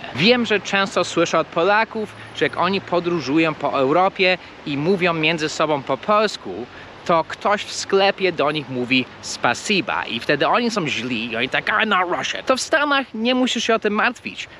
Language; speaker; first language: Polish; early bilingual, heritage; Polish